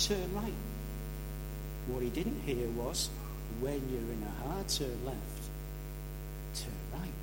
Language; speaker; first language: English; native; English